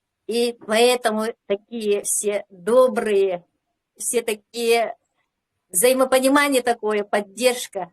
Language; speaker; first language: Russian; native; Russian